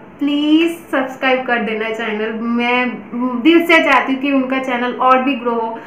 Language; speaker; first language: Hindi; non-native, local second language; Bangla